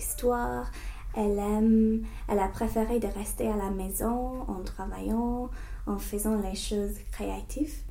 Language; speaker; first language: French; non-native, learner; English